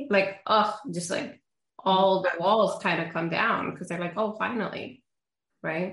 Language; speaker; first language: English; early bilingual, other home language; Spanish